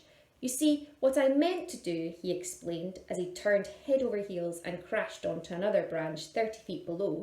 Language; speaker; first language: English; native; English